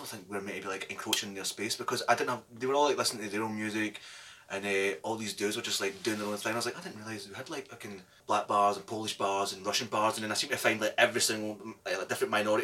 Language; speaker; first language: English; native; English